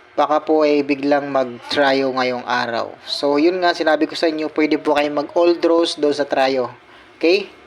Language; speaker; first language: Filipino; non-native, local second language; Cebuano